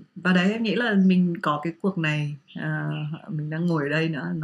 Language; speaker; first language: Vietnamese; native; Vietnamese